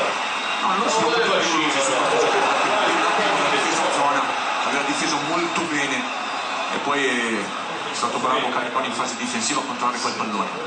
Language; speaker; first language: Italian; native; Italian